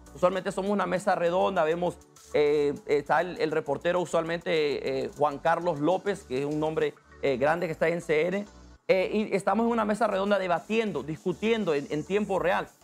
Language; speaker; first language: Spanish; early bilingual, heritage; Spanish